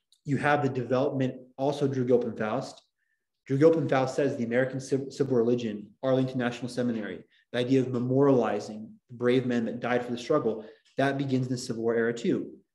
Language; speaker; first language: English; native; English